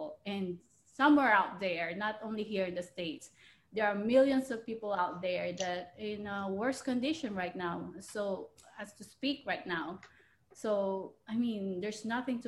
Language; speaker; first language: English; non-native, local second language; Filipino